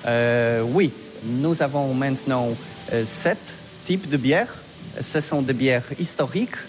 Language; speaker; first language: French; non-native, fluent; Polish